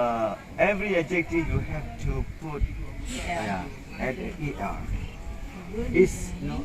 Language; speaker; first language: English; non-native, learner; Indonesian